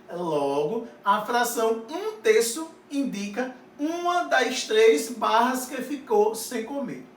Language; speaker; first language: Portuguese; native; Portuguese